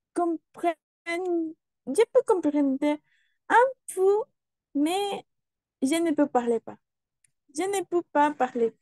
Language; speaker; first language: French; non-native, learner; Spanish